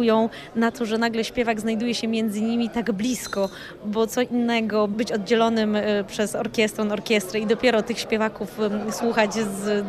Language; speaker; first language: Polish; native; Polish